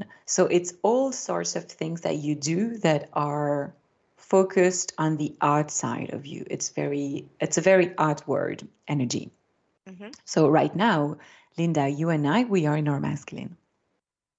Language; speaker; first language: English; non-native, fluent; French